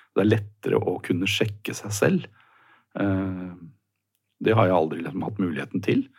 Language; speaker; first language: Norwegian; native; Norwegian